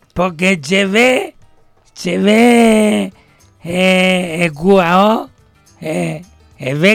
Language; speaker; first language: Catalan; non-native, local second language; Spanish